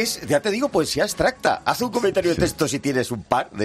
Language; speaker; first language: Spanish; native; Spanish